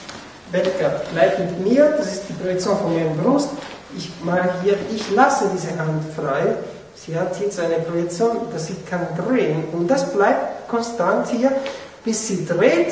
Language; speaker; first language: German; non-native, fluent; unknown